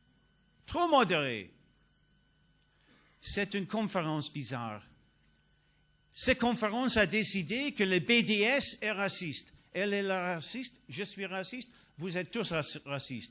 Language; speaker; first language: French; non-native, learner; English